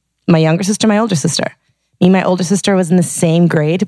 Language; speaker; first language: English; native; English